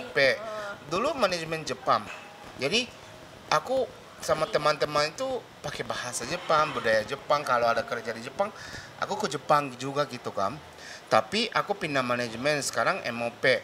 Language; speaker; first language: Indonesian; non-native, fluent; Japanese